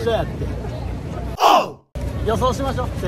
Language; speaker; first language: Japanese; native; Japanese